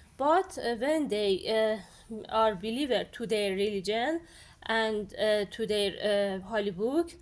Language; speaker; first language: English; non-native, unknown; Persian